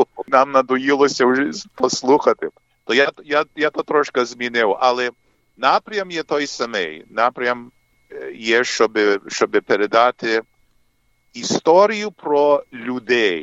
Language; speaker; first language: Ukrainian; early bilingual, heritage; English